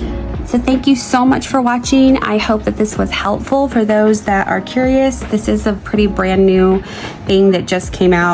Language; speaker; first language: English; native; English